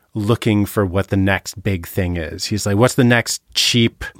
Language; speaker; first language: English; native; English